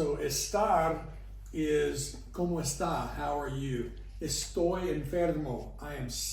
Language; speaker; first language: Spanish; non-native, fluent; English